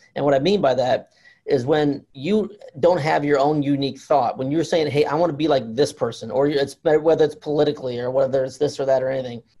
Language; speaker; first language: English; native; English